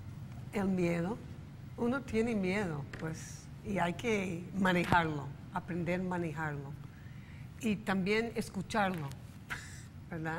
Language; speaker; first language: Spanish; non-native, fluent; English